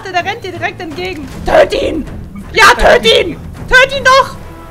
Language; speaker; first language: German; native; German